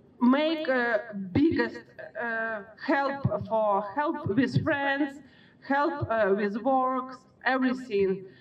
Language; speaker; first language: English; non-native, learner; Ukrainian